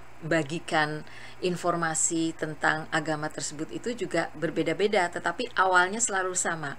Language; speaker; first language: Indonesian; native; Indonesian